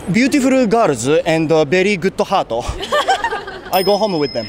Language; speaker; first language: English; non-native, fluent; Japanese